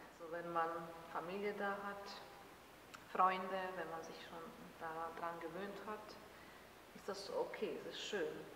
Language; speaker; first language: German; non-native, fluent; Bosnian